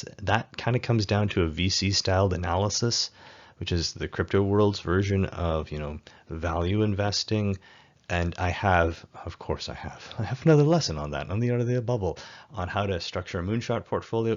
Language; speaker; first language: English; native; English